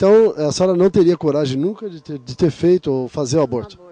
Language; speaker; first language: Portuguese; native; Portuguese